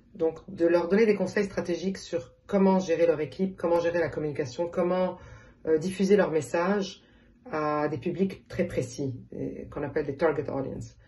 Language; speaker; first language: French; non-native, local second language; Arabic